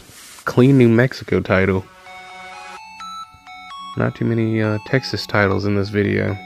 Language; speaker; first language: English; native; English